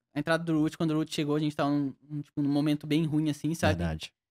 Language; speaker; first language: Portuguese; native; Portuguese